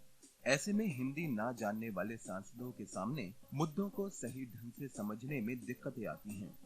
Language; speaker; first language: Hindi; native; Hindi